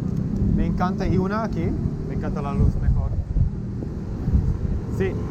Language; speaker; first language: Spanish; non-native, learner; English